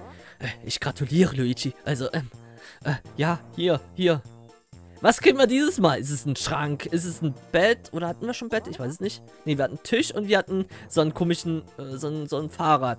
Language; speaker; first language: German; native; German